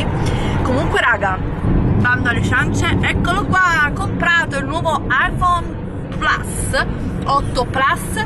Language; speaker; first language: Italian; native; Italian